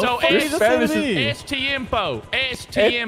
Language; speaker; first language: Spanish; non-native, learner; English